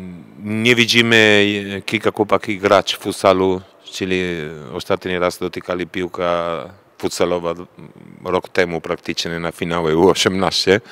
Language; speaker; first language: Polish; non-native, fluent; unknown